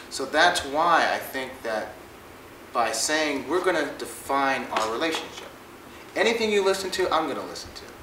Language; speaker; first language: English; native; English